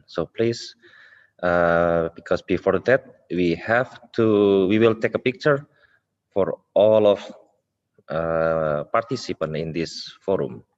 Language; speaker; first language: English; non-native, local second language; Indonesian